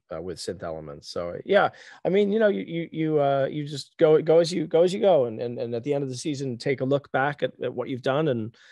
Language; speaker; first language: English; native; English